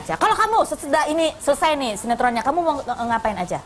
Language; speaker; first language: Indonesian; native; Indonesian